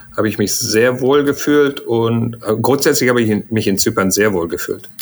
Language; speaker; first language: German; native; German